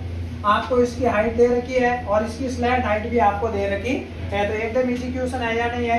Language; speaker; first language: Hindi; native; Hindi